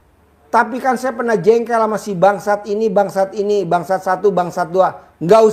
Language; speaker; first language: Indonesian; native; Indonesian